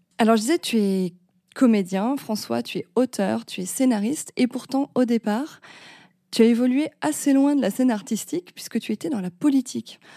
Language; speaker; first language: French; native; French